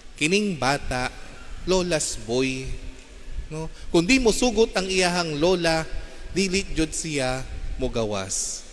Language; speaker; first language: Cebuano; non-native, local second language; Filipino